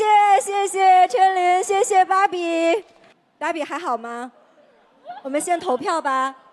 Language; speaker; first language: Chinese; native; Chinese